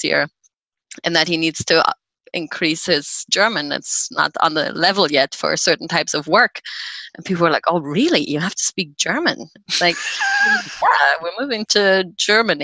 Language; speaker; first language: English; non-native, fluent; German